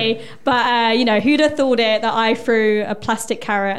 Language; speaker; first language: English; native; English